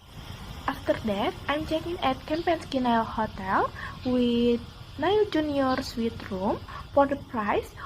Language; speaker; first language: English; non-native, learner; Indonesian